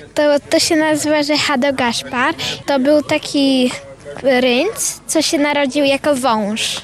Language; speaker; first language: Polish; early bilingual, heritage; Polish